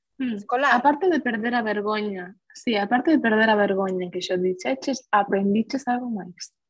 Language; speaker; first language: Galician; non-native, local second language; Spanish